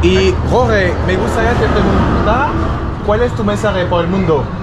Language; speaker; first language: Spanish; non-native, learner; French